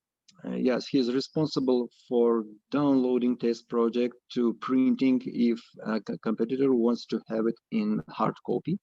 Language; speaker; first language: English; non-native, fluent; Russian